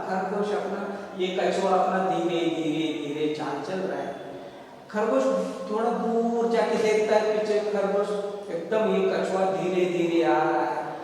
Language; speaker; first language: Hindi; non-native, local second language; Marathi